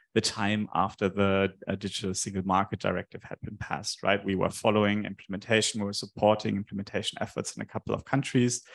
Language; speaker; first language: English; non-native, fluent; German